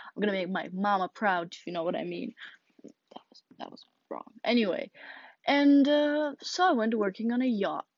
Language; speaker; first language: English; non-native, fluent; Russian